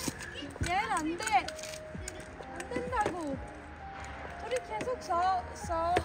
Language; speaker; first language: Korean; non-native, learner; Turkish